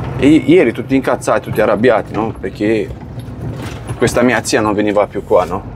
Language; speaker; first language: Italian; non-native, fluent; Romanian